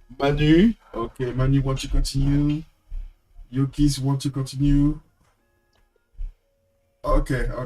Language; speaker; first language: English; non-native, learner; French